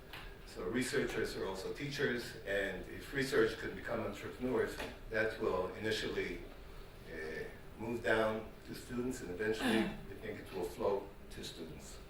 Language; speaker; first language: English; non-native, fluent; Hebrew